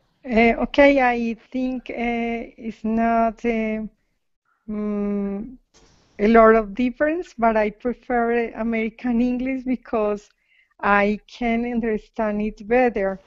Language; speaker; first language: English; non-native, learner; Spanish